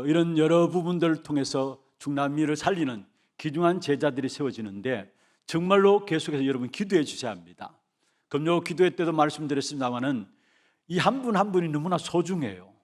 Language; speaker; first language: Korean; native; Korean